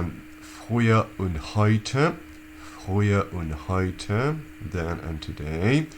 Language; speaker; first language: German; non-native, fluent; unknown